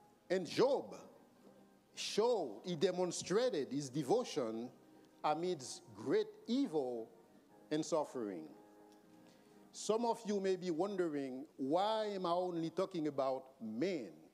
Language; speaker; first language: English; non-native, fluent; Haitian Creole